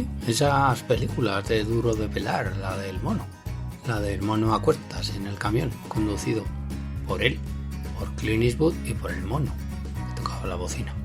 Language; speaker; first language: Spanish; native; Spanish